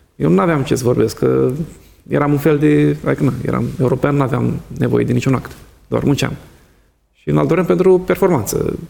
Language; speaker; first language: Romanian; native; Romanian